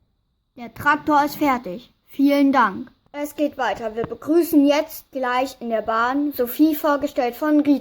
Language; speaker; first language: German; native; German